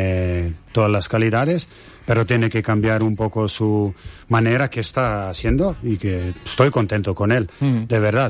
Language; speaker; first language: Spanish; non-native, fluent; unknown